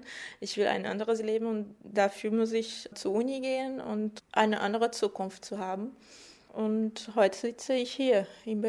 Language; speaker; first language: German; non-native, fluent; Portuguese